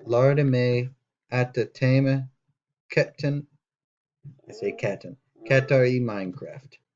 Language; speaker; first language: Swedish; non-native, learner; English